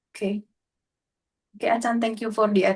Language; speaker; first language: English; non-native, learner; Indonesian